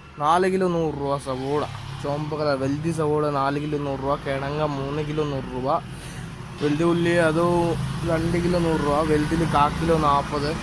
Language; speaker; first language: Malayalam; non-native, learner; Bangla